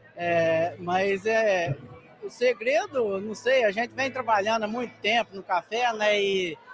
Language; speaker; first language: Portuguese; native; Portuguese